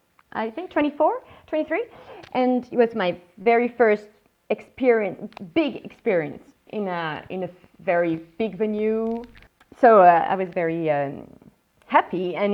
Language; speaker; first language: English; non-native, fluent; French